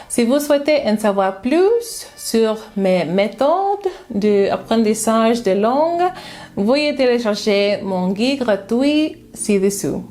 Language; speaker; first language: French; non-native, learner; English